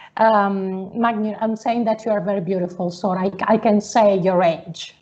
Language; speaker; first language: English; non-native, fluent; Italian